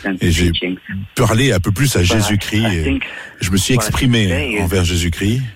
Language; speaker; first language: French; non-native, fluent; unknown